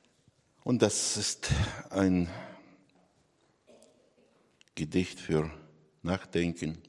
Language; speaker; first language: German; non-native, fluent; Russian